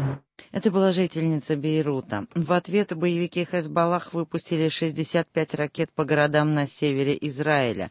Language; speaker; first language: Russian; native; Russian